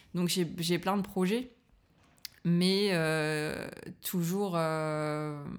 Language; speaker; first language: French; native; French